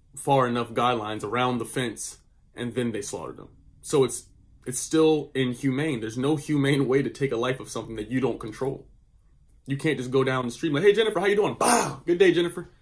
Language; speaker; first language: English; native; English